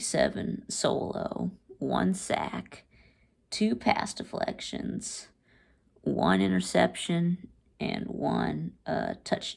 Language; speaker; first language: English; native; English